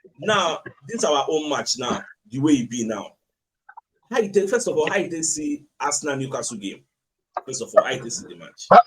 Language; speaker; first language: Nigerian Pidgin; native; Nigerian Pidgin